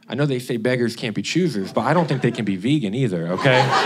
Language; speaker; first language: English; native; English